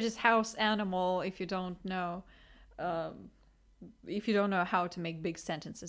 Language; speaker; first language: English; non-native, fluent; Russian